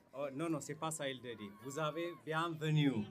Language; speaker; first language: French; non-native, learner; Amharic